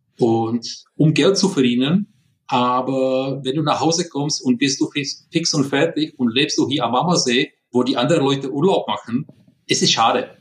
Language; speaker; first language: German; non-native, fluent; Czech